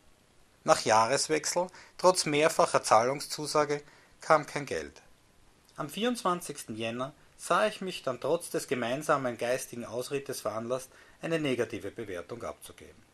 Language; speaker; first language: German; native; German